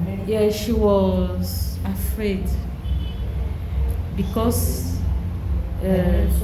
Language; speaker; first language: English; non-native, learner; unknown